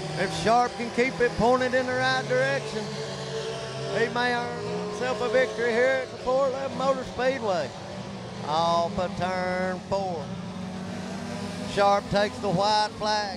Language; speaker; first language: English; native; English